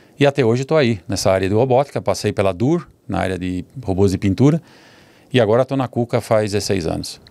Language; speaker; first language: Portuguese; early bilingual, other home language; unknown